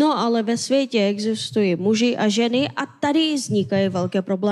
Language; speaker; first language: Czech; non-native, fluent; Korean